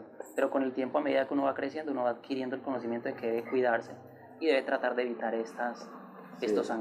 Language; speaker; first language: Spanish; native; Spanish